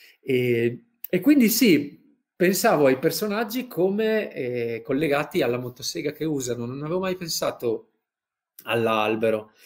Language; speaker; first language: Italian; native; Italian